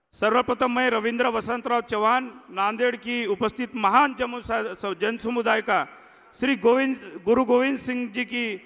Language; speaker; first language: Hindi; non-native, local second language; Marathi